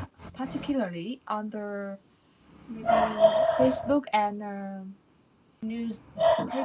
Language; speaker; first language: English; non-native, learner; Vietnamese